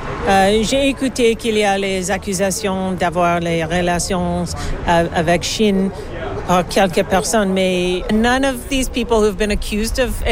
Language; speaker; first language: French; non-native, learner; English